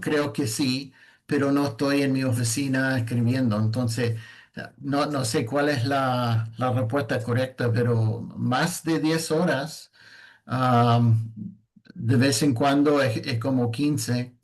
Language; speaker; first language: Spanish; non-native, fluent; English